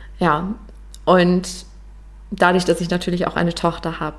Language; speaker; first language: German; native; German